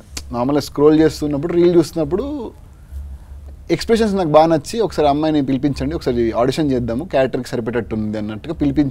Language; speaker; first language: Telugu; native; Telugu